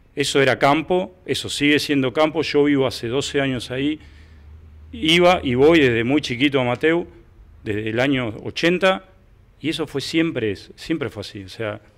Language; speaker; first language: Spanish; native; Spanish